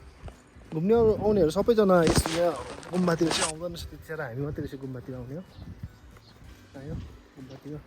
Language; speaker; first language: Nepali; non-native, local second language; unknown